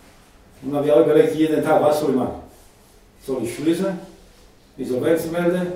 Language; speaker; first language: German; non-native, learner; Italian